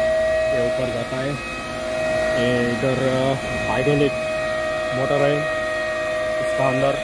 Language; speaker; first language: Hindi; non-native, learner; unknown